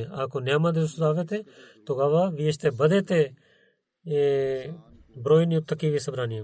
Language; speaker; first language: Bulgarian; non-native, learner; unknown